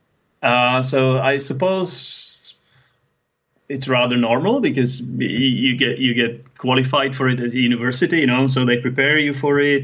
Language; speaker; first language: English; non-native, fluent; Czech